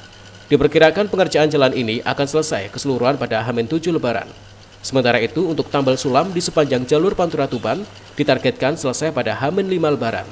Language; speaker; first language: Indonesian; native; Indonesian